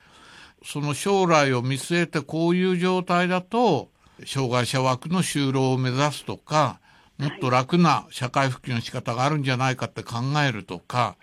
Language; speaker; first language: Japanese; native; Japanese